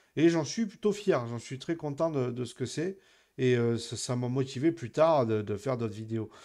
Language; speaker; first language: French; native; French